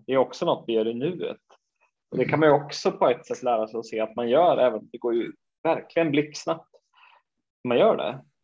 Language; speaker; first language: Swedish; native; Swedish